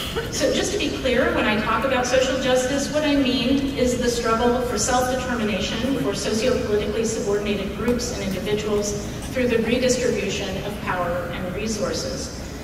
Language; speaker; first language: English; native; English